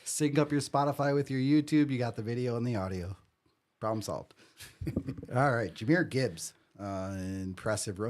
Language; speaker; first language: English; native; English